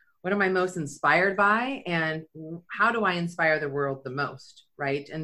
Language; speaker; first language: English; native; English